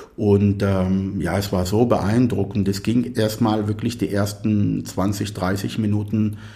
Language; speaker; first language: German; non-native, fluent; Arabic